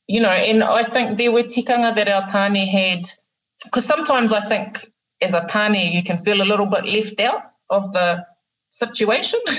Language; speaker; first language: English; native; English